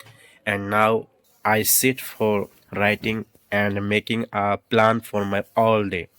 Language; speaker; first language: English; non-native, learner; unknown